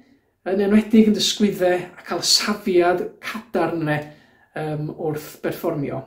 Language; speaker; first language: Welsh; native; Welsh